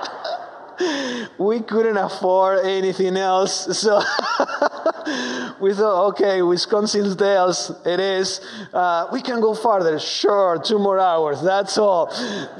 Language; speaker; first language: English; non-native, fluent; Spanish